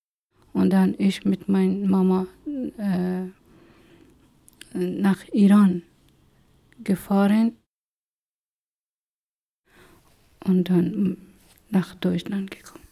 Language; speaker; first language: German; non-native, learner; Persian